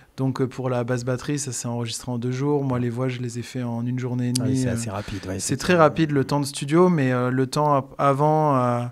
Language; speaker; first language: French; native; French